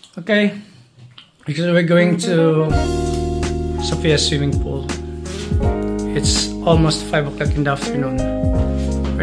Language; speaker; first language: English; non-native, local second language; Filipino